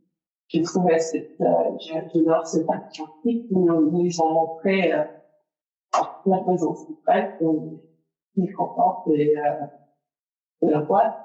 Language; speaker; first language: French; non-native, fluent; English